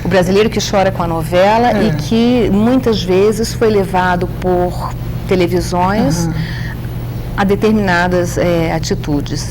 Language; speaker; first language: Portuguese; native; Portuguese